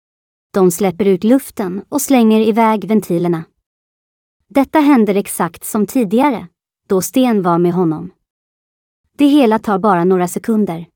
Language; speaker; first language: Swedish; native; Swedish